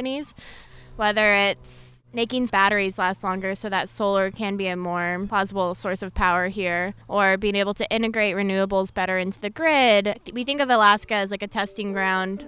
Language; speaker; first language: English; native; English